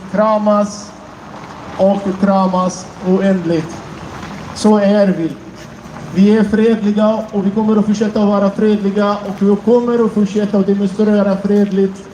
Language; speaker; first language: Swedish; non-native, fluent; Arabic